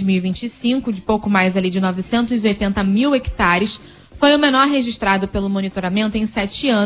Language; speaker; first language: Portuguese; native; Portuguese